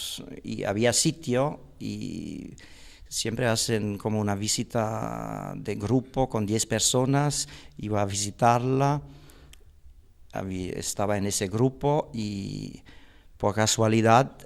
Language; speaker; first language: Spanish; non-native, fluent; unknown